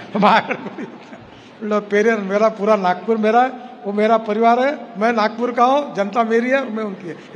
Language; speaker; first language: Hindi; non-native, local second language; Marathi